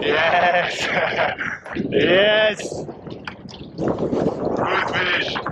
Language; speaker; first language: English; non-native, learner; French